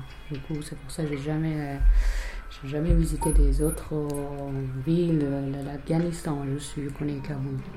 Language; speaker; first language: French; non-native, learner; Persian